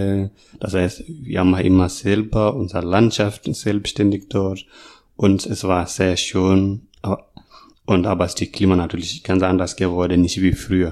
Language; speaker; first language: German; non-native, fluent; Masai